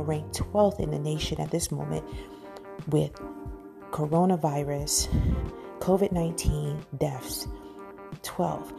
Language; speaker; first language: English; native; English